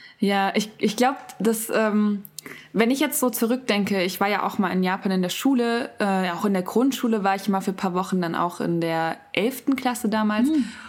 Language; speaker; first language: German; native; German